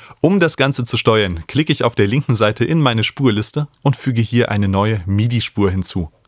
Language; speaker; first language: German; native; German